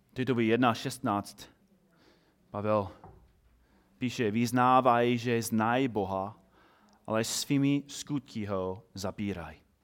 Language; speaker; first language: Czech; non-native, fluent; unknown